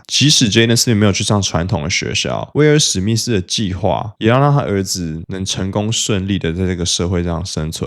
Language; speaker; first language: Chinese; native; Chinese